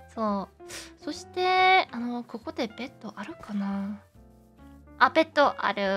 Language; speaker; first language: Japanese; non-native, learner; English